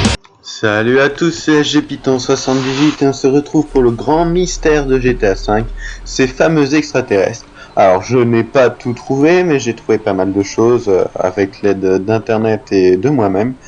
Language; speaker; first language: French; native; French